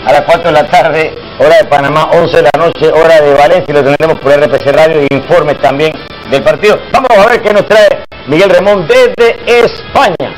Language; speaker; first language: Spanish; native; Spanish